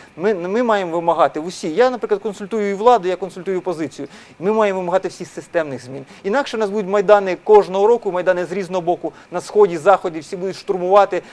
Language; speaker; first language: Ukrainian; non-native, local second language; Russian